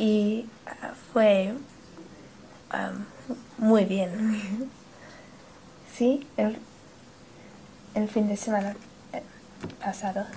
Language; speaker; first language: Spanish; non-native, learner; English